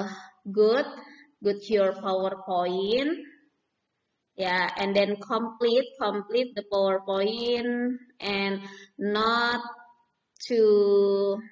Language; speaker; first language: English; non-native, learner; Indonesian